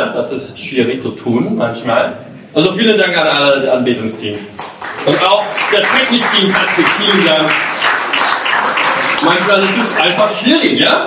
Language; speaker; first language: German; non-native, learner; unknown